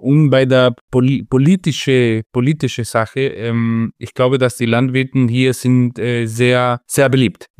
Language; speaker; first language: German; non-native, fluent; Spanish